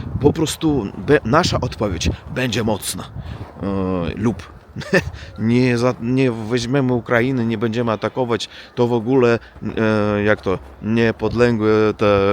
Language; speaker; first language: Polish; non-native, fluent; Russian